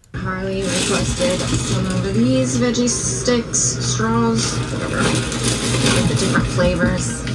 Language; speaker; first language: English; native; English